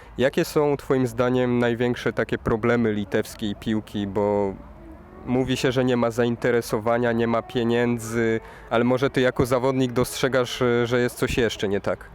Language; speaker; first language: Polish; native; Polish